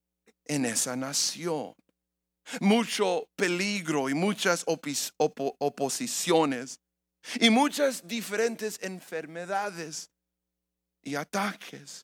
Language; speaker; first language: Spanish; early bilingual, heritage; English